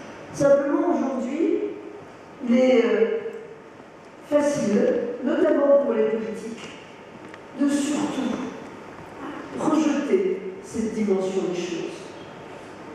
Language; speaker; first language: French; native; French